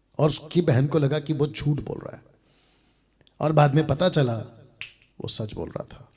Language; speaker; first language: Hindi; native; Hindi